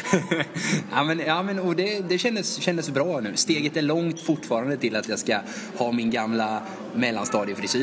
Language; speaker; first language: Swedish; native; Swedish